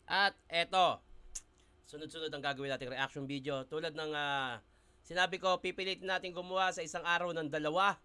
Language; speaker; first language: Filipino; native; Filipino